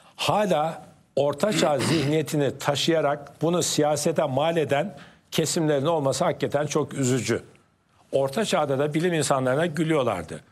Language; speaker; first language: Turkish; native; Turkish